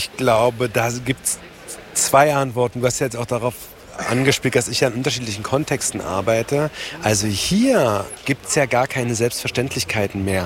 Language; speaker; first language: German; native; German